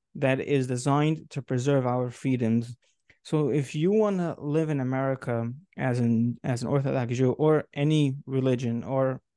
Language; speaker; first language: English; native; English